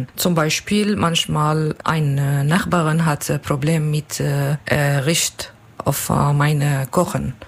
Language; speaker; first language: German; non-native, learner; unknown